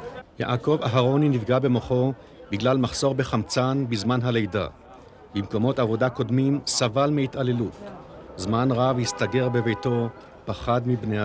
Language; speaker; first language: Hebrew; native; Hebrew